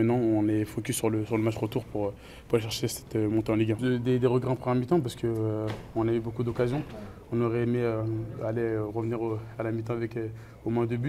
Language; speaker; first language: French; native; French